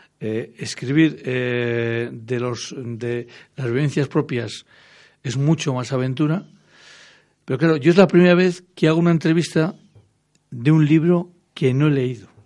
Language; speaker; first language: Spanish; native; Spanish